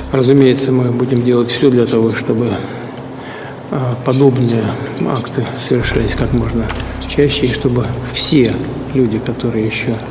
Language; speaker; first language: Russian; native; Russian